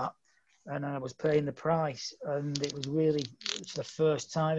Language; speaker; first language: English; native; English